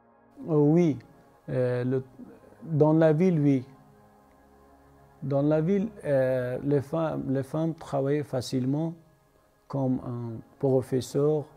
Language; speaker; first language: French; non-native, learner; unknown